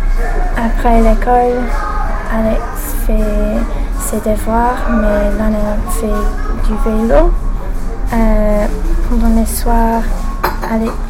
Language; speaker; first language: French; non-native, learner; English